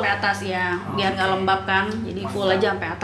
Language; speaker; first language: Indonesian; native; Indonesian